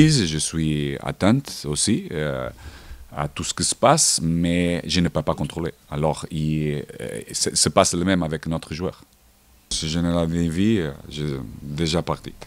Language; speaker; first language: French; non-native, learner; Portuguese